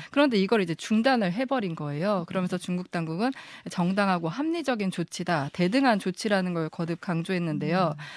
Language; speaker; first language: Korean; native; Korean